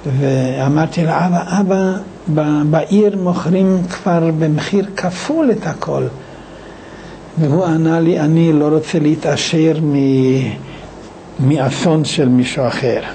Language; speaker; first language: Hebrew; non-native, fluent; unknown